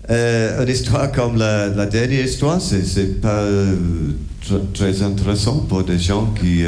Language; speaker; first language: French; non-native, learner; English